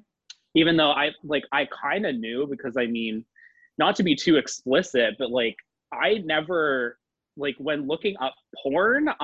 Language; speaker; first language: English; native; English